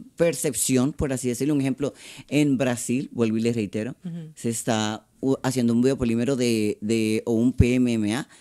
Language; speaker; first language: Spanish; native; Spanish